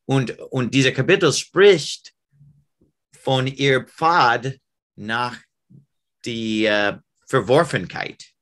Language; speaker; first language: German; non-native, fluent; English